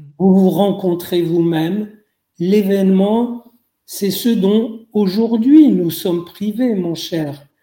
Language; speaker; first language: French; non-native, local second language; Arabic